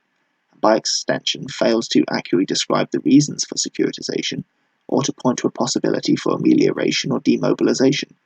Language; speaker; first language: English; native; English